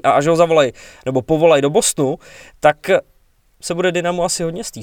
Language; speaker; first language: Czech; native; Czech